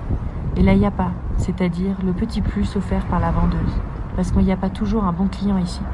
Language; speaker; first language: French; native; French